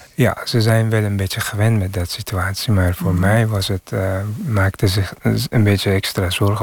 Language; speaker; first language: Dutch; non-native, fluent; Persian